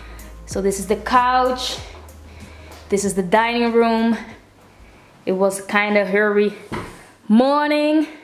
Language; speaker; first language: English; non-native, fluent; Dutch